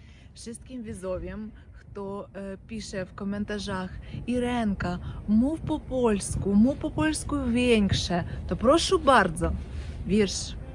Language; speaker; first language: Polish; non-native, learner; Russian